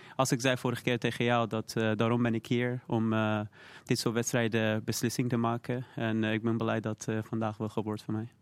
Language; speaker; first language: Dutch; non-native, learner; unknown